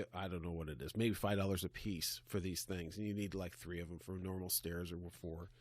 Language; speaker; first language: English; native; English